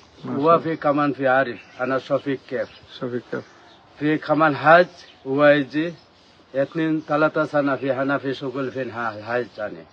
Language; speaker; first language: Arabic; non-native, learner; Bangla